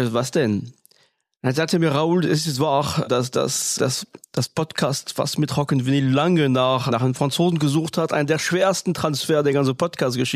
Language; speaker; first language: German; non-native, fluent; French